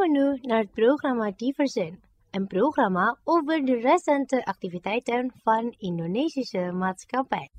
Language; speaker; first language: Dutch; non-native, fluent; Indonesian